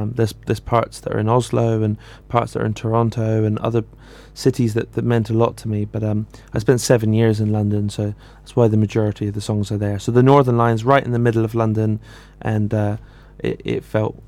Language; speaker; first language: English; native; English